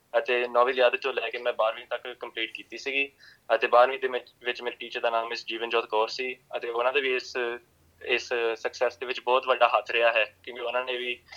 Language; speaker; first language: Punjabi; early bilingual, heritage; Punjabi